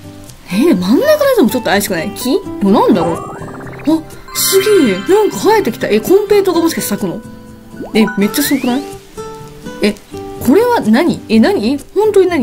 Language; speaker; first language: Japanese; native; Japanese